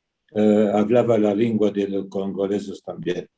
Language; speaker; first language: Spanish; early bilingual, heritage; Ladino